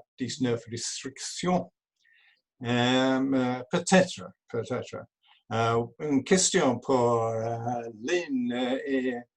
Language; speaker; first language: French; non-native, learner; English